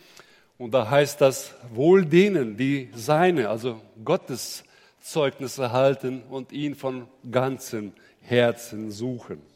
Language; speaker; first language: German; native; German